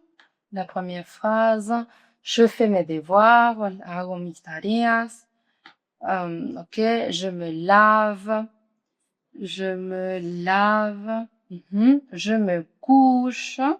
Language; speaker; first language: French; non-native, fluent; Spanish